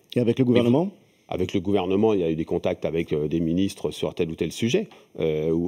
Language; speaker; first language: French; native; French